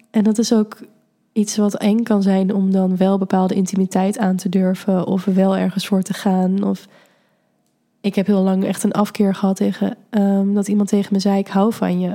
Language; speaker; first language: Dutch; native; Dutch